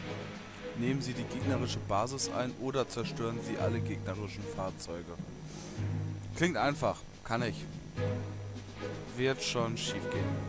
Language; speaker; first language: German; native; German